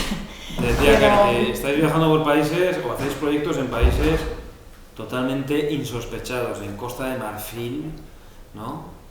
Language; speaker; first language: Spanish; native; Spanish